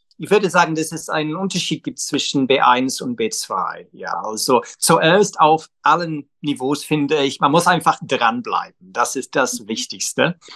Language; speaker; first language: German; non-native, fluent; English